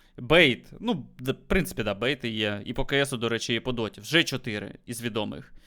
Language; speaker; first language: Ukrainian; native; Ukrainian